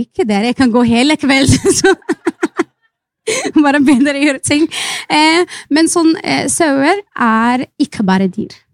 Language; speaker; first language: Norwegian; non-native, fluent; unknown